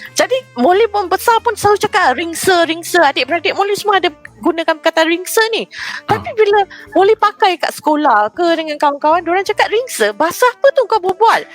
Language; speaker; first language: Malay; native; Malay